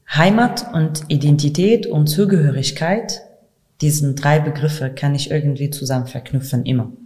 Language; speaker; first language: German; non-native, fluent; Arabic